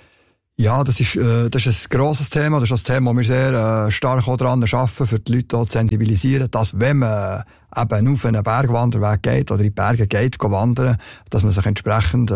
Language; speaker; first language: German; native; German